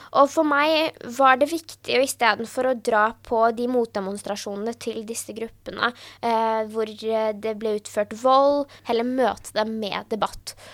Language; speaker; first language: Norwegian; early bilingual, other home language; Urdu